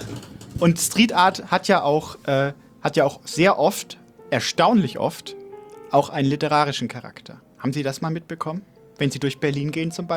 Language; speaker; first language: German; native; German